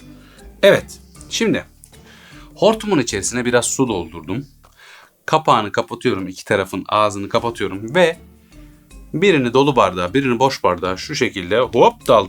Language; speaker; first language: Turkish; native; Turkish